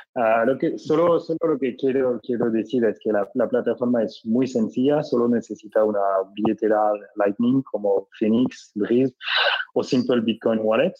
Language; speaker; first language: Spanish; non-native, learner; French